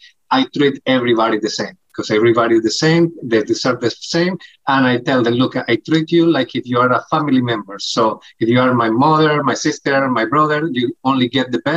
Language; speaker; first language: English; non-native, fluent; Spanish